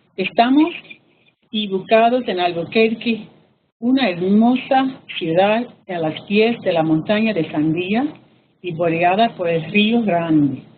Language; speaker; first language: Spanish; early bilingual, heritage; Spanish